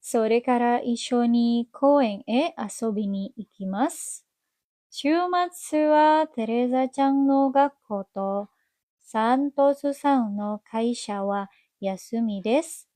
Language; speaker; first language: Japanese; non-native, learner; Indonesian